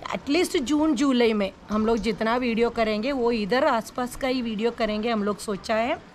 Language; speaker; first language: Hindi; non-native, local second language; Malayalam